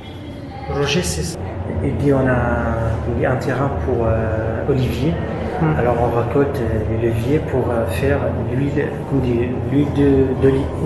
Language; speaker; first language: French; non-native, fluent; Central Kurdish